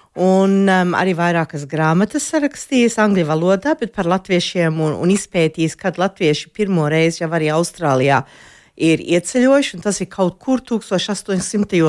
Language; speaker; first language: Latvian; early bilingual, heritage; Latvian